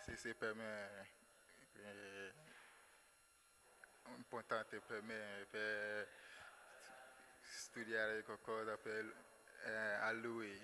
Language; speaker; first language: Italian; non-native, learner; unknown